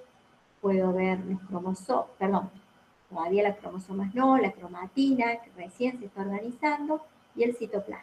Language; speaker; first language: Spanish; native; Spanish